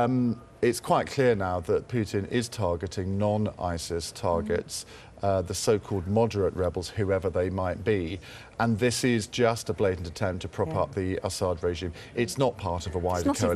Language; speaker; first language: English; native; English